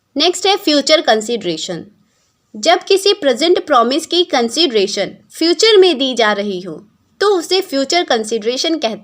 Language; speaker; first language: Hindi; native; Hindi